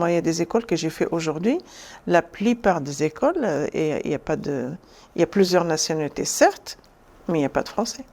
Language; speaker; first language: French; non-native, local second language; Arabic